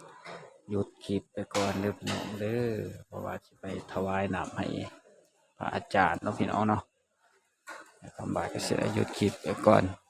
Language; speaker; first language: Thai; non-native, local second language; Northeastern Thai